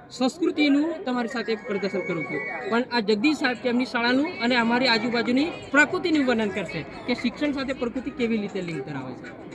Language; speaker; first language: Gujarati; non-native, local second language; Rathawi